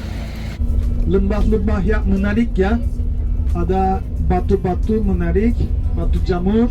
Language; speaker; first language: Indonesian; non-native, fluent; Turkish